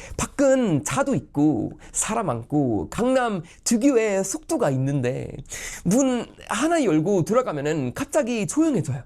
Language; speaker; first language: Korean; non-native, fluent; Swedish